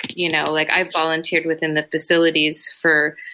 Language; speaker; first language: English; native; English